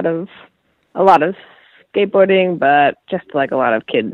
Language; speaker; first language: English; native; English